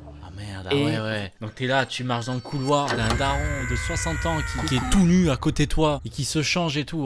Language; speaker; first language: French; native; French